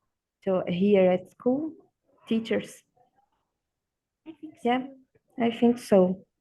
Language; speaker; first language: English; non-native, learner; Portuguese